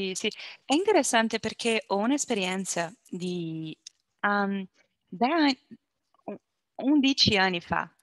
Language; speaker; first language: Italian; non-native, learner; Portuguese